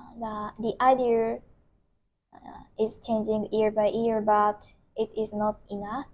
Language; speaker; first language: English; non-native, learner; Japanese